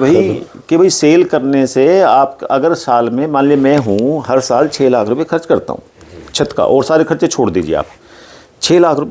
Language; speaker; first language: Hindi; native; Hindi